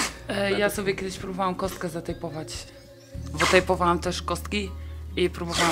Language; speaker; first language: Polish; native; Polish